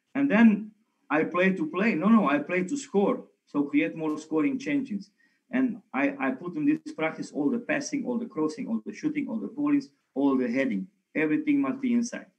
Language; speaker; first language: English; non-native, fluent; Romanian